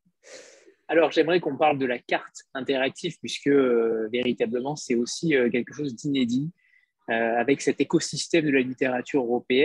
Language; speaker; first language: French; native; French